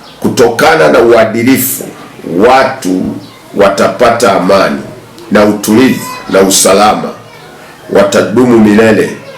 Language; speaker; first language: Swahili; native; Swahili